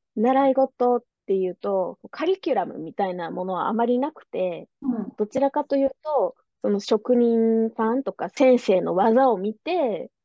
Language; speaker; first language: Japanese; native; Japanese